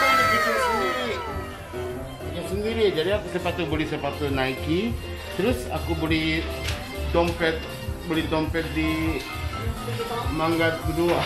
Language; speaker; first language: Indonesian; non-native, fluent; Japanese